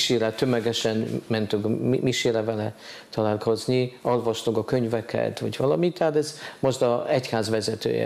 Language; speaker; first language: Hungarian; non-native, fluent; Polish